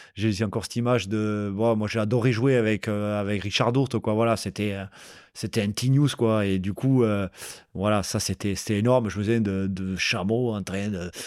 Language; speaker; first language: French; native; French